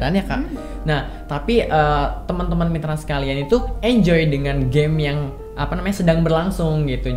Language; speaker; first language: Indonesian; native; Indonesian